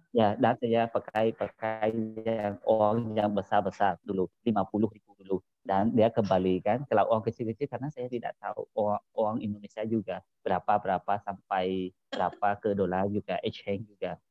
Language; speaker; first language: Indonesian; non-native, learner; Khmer